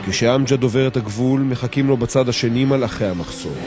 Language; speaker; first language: Hebrew; native; Hebrew